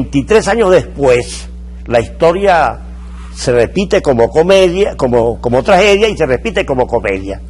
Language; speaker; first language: Spanish; native; Spanish